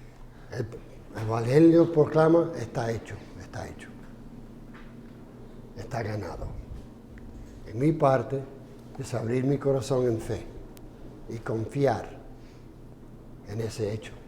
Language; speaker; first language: Spanish; non-native, fluent; English